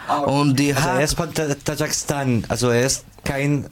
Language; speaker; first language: German; non-native, fluent; Arabic